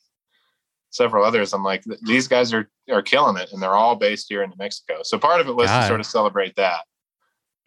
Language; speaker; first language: English; native; English